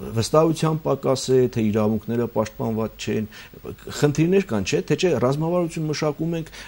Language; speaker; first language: Armenian; native; Armenian